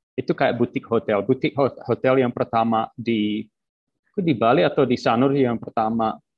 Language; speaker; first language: Indonesian; non-native, fluent; English